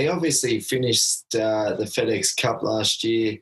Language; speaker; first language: English; native; English